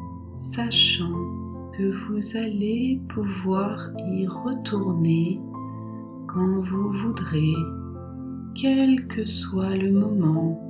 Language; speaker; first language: French; native; French